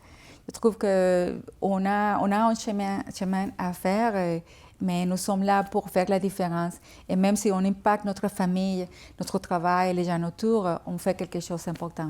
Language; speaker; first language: French; non-native, fluent; Spanish